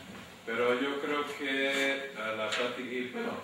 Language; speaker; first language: Spanish; non-native, fluent; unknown